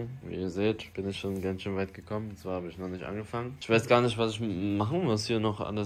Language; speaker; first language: German; native; German